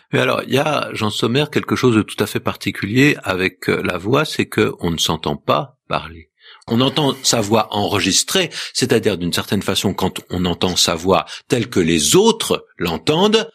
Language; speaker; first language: French; native; French